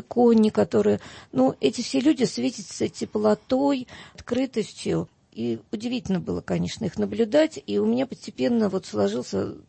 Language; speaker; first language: Russian; native; Russian